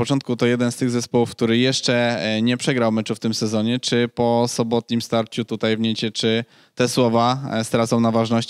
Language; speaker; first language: Polish; native; Polish